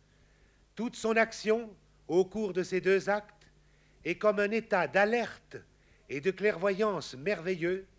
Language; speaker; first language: French; native; French